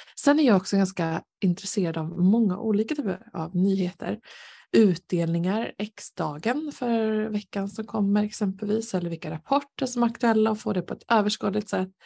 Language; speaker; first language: Swedish; native; Swedish